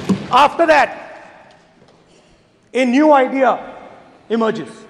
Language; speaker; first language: English; non-native, local second language; Hindi